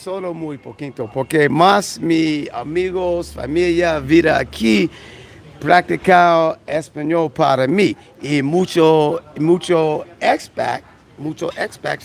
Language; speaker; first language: Spanish; non-native, learner; English